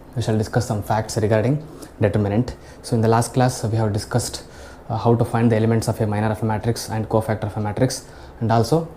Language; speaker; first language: English; non-native, local second language; Kannada